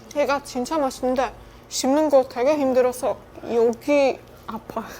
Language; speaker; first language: Korean; non-native, learner; Czech